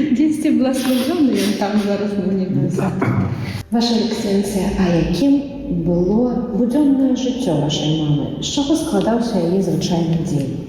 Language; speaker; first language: Belarusian; native; Belarusian